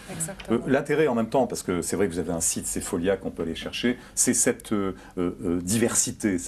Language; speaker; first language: French; native; French